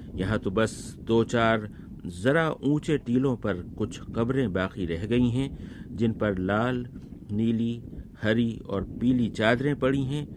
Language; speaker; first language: Urdu; native; Urdu